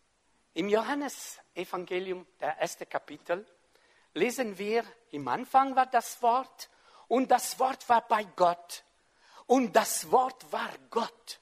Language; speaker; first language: German; non-native, fluent; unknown